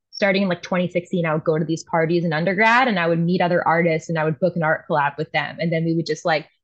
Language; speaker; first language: English; native; English